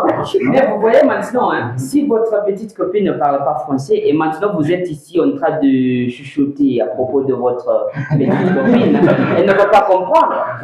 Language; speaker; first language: French; non-native, fluent; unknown